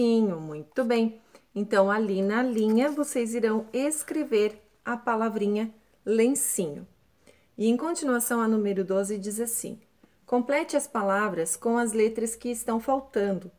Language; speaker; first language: Portuguese; native; Portuguese